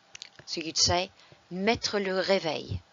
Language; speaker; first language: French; non-native, fluent; English